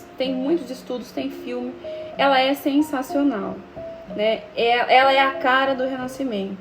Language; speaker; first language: Portuguese; native; Portuguese